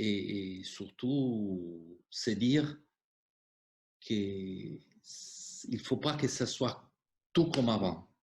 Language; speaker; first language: French; non-native, fluent; Italian